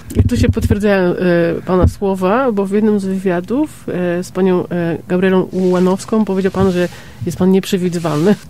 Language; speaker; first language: Polish; native; Polish